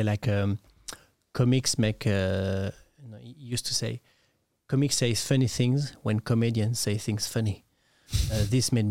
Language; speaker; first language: English; non-native, fluent; French